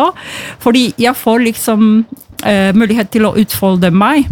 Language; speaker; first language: Norwegian; non-native, fluent; Polish